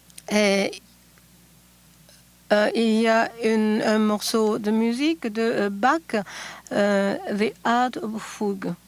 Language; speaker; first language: French; non-native, fluent; Japanese